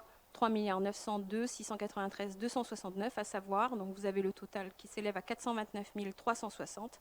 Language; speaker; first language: French; native; French